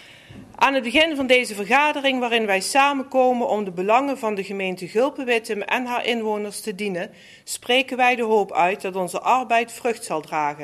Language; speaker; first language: Dutch; native; Dutch